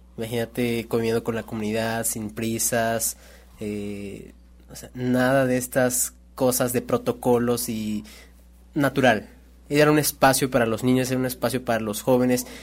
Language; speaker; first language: Spanish; non-native, local second language; Nahuatl languages